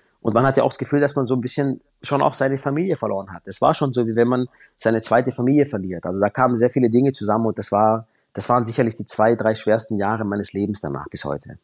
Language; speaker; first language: German; native; German